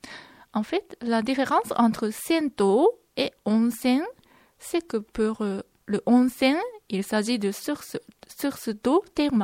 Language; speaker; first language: French; non-native, fluent; Japanese